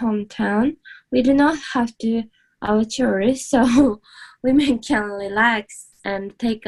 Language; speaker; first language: English; non-native, learner; Japanese